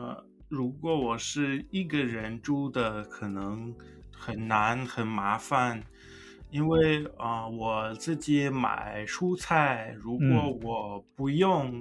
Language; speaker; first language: Chinese; non-native, learner; English